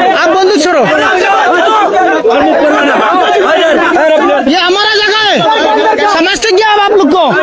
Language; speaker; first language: Hindi; non-native, learner; Bangla